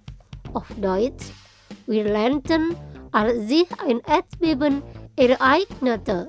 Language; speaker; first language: German; non-native, fluent; Indonesian